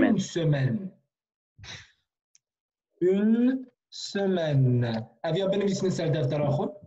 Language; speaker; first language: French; non-native, fluent; Kurdish